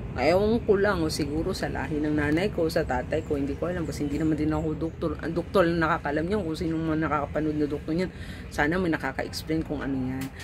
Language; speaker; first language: Filipino; non-native, local second language; Cebuano